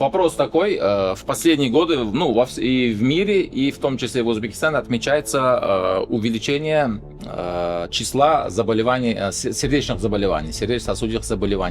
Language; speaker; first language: Russian; non-native, local second language; Uzbek